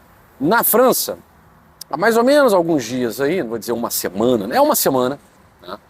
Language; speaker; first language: Portuguese; native; Portuguese